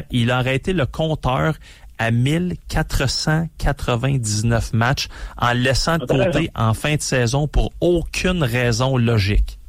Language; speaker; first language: French; native; French